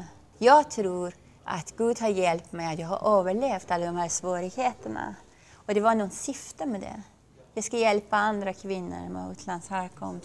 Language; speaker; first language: Swedish; non-native, fluent; Persian